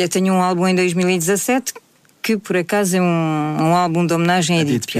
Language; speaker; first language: Portuguese; native; Portuguese